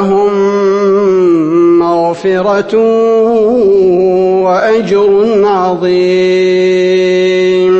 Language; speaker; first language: Arabic; native; Arabic